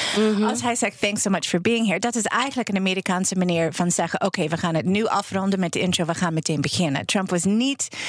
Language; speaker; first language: Dutch; non-native, fluent; English